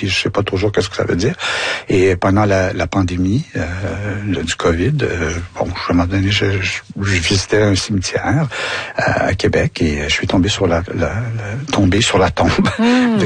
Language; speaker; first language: French; native; French